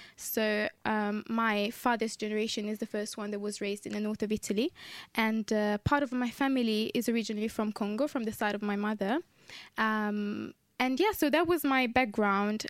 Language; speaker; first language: English; non-native, fluent; Italian